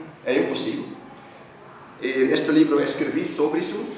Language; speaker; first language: Portuguese; non-native, fluent; Dutch